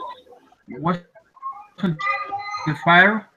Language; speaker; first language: English; non-native, learner; Spanish